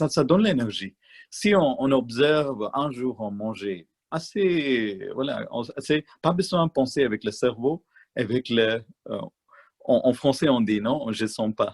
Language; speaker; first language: French; non-native, learner; Malayalam